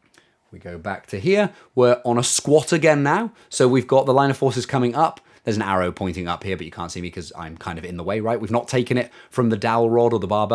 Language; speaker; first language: English; native; English